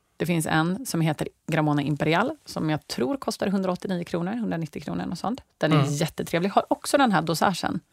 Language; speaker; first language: Swedish; native; Swedish